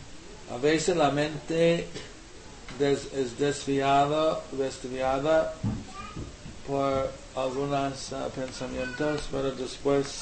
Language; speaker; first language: Spanish; non-native, learner; English